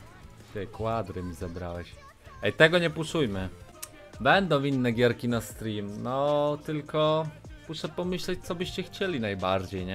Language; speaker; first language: Polish; native; Polish